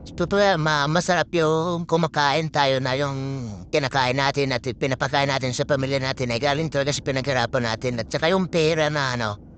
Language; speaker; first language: Filipino; non-native, local second language; Masbatenyo